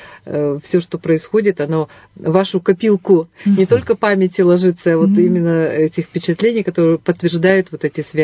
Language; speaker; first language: Russian; native; Russian